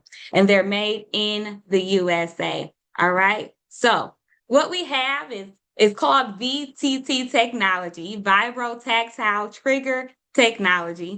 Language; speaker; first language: English; native; English